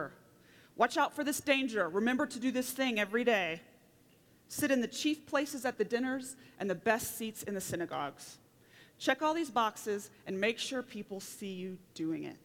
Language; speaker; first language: English; native; English